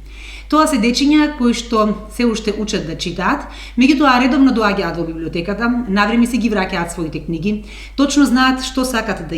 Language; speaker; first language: Macedonian; native; Macedonian